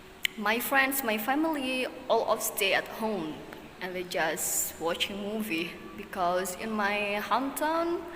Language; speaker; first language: English; non-native, learner; Indonesian